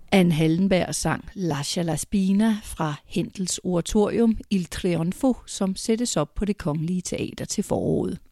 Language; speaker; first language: Danish; native; Danish